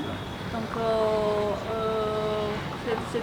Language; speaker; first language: French; non-native, fluent; Spanish